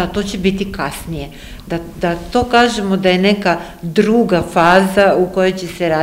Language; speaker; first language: Serbian; native; Serbian